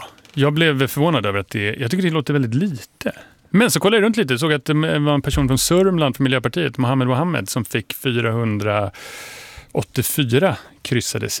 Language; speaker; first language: Swedish; non-native, fluent; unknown